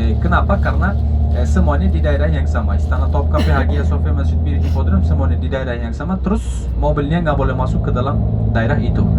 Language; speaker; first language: Indonesian; non-native, fluent; Turkish